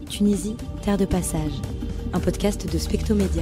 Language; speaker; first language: French; native; French